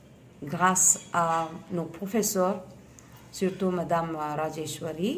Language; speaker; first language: French; non-native, fluent; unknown